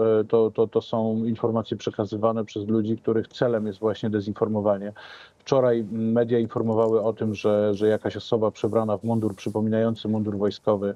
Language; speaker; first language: Polish; native; Polish